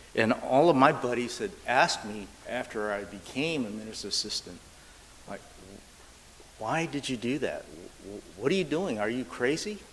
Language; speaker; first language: English; native; English